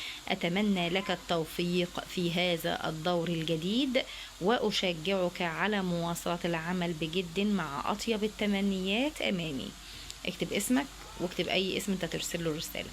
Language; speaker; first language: Arabic; native; Arabic